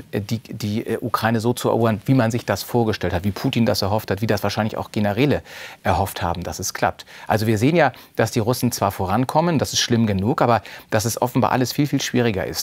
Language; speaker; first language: German; native; German